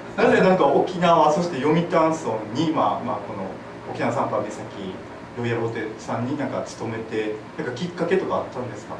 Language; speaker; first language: Japanese; native; Japanese